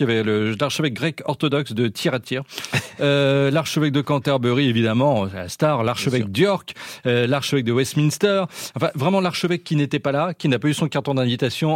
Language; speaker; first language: French; native; French